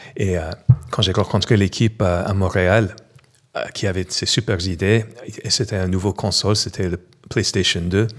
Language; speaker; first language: French; non-native, fluent; English